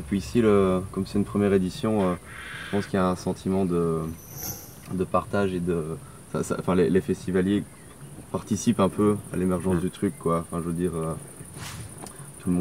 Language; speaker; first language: French; native; French